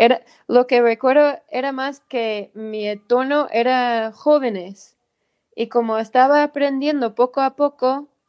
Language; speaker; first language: Spanish; non-native, fluent; English